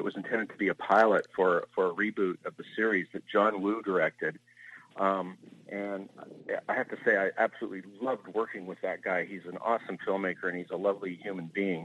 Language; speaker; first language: English; native; English